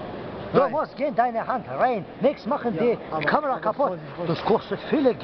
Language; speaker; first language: German; non-native, learner; Kurdish